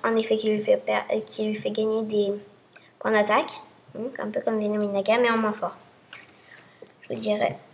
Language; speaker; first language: French; native; French